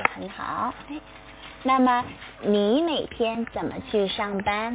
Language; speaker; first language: Chinese; native; Chinese